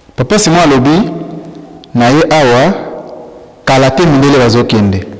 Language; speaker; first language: Lingala; non-native, local second language; Swahili